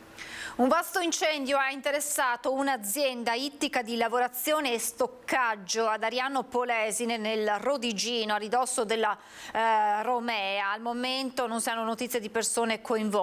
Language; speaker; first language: Italian; native; Italian